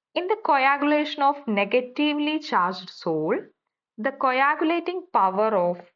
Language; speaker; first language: English; non-native, local second language; Malayalam